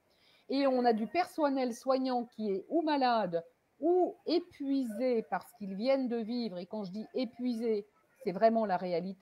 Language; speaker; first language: French; native; French